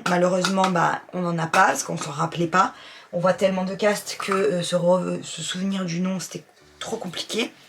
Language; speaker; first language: French; native; French